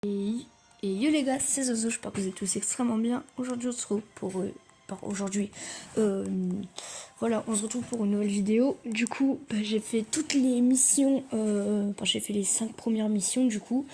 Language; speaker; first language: French; native; French